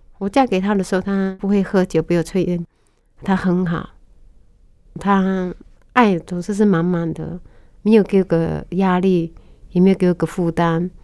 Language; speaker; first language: Chinese; non-native, local second language; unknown